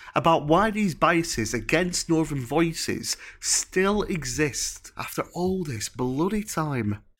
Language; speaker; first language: English; native; English